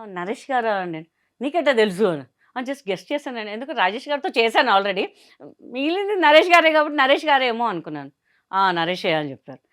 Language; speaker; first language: Telugu; non-native, local second language; Hindi